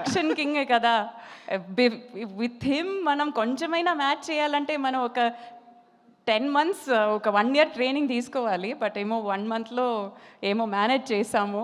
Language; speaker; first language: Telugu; non-native, local second language; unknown